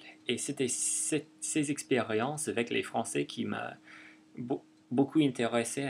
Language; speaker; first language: French; non-native, fluent; English